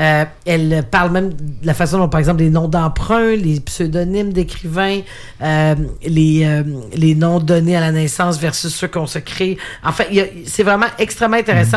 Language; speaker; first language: French; native; French